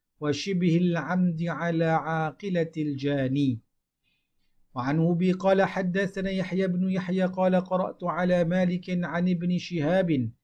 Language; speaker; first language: Arabic; non-native, fluent; Malay